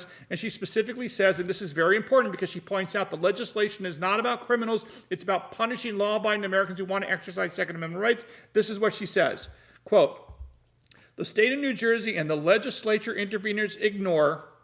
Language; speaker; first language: English; native; English